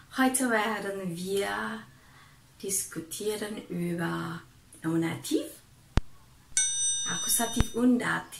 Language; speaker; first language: German; non-native, fluent; Indonesian